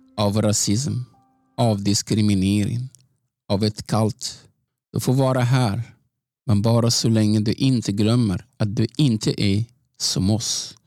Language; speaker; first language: Swedish; non-native, fluent; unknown